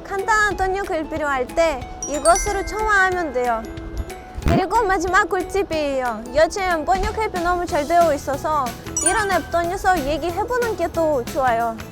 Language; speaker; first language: Korean; non-native, fluent; Russian